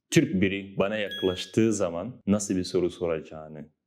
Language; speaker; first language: Turkish; non-native, learner; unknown